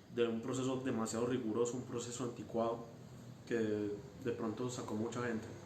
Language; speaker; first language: Spanish; early bilingual, heritage; Spanish